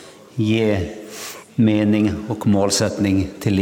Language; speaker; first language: Swedish; non-native, local second language; Finnish